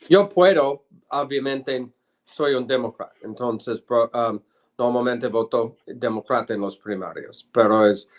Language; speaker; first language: Spanish; non-native, learner; English